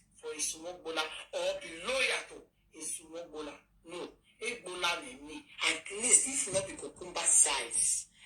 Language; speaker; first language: Nigerian Pidgin; native; Nigerian Pidgin